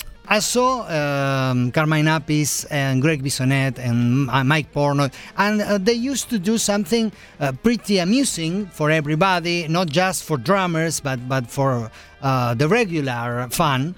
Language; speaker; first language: English; non-native, fluent; Spanish